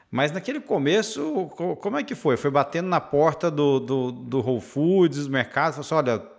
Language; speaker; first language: Portuguese; native; Portuguese